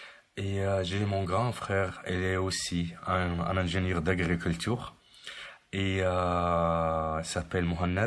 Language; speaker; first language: French; non-native, fluent; Arabic